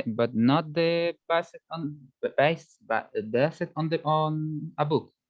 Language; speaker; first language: English; non-native, learner; Spanish